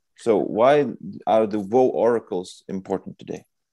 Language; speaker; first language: English; non-native, fluent; Lithuanian